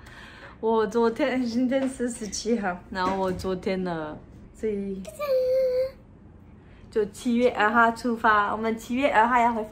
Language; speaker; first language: Chinese; non-native, fluent; French